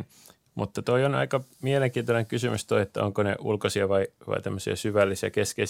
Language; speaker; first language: Finnish; native; Finnish